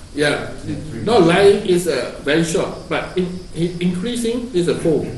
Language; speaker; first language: English; non-native, learner; Burmese